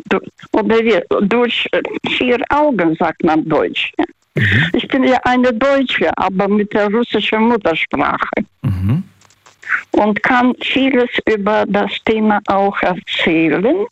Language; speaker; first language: German; non-native, fluent; Russian